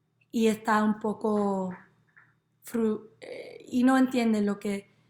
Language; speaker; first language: Spanish; non-native, learner; English